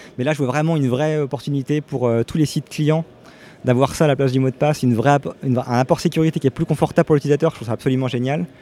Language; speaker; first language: French; native; French